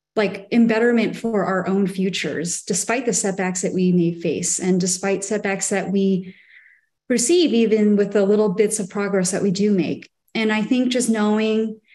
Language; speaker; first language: English; native; English